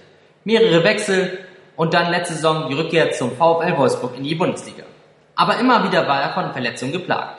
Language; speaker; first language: German; native; German